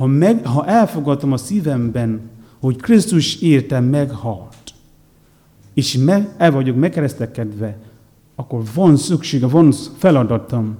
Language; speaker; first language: Hungarian; non-native, learner; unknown